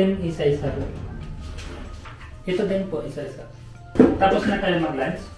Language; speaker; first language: Filipino; non-native, learner; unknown